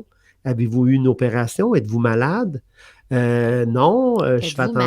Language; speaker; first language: French; native; French